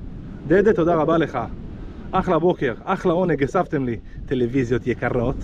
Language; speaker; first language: Hebrew; native; Hebrew